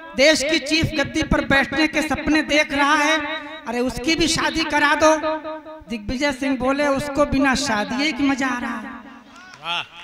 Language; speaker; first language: Hindi; native; Hindi